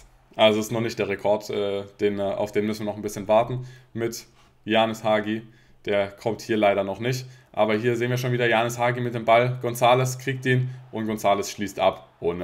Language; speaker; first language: German; native; German